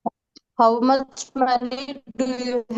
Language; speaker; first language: English; non-native, learner; Telugu